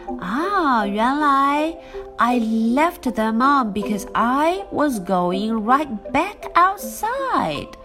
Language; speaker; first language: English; non-native, fluent; Chinese